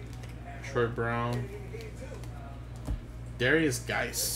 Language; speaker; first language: English; native; English